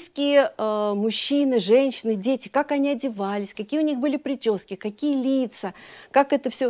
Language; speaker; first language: Russian; native; Russian